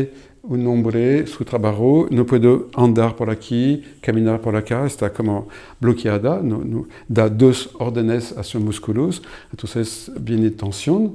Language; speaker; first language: Spanish; non-native, fluent; French